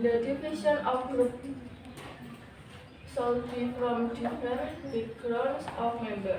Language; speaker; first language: English; non-native, learner; Indonesian